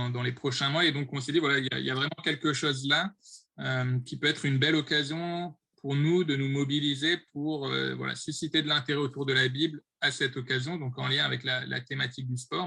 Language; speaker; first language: French; native; French